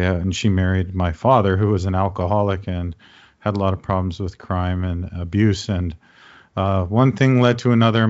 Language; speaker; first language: English; native; English